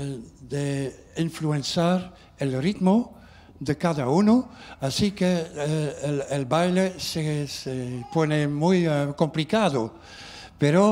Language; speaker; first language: Spanish; non-native, learner; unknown